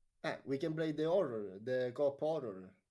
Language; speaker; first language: English; non-native, learner; Italian